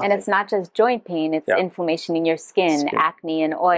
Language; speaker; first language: English; non-native, fluent; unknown